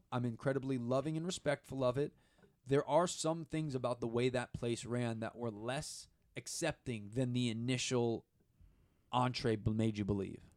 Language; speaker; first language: English; native; English